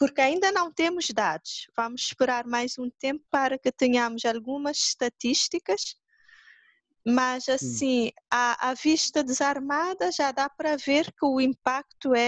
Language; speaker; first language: Portuguese; non-native, local second language; Kabuverdianu